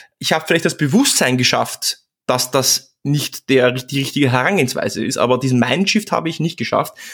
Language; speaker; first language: German; early bilingual, other home language; Czech